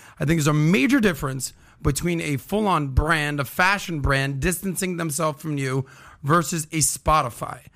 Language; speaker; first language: English; native; English